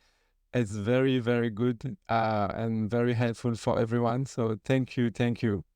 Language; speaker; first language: English; non-native, fluent; French